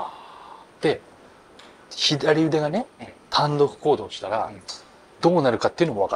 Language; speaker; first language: Japanese; native; Japanese